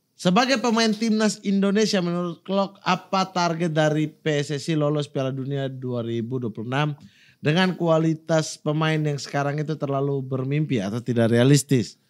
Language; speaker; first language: Indonesian; native; Indonesian